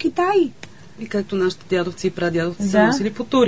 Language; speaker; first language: Bulgarian; native; Bulgarian